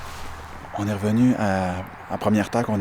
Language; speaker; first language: French; native; French